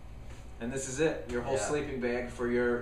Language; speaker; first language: English; native; English